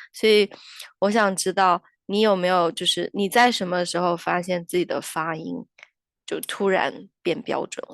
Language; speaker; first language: Chinese; native; Chinese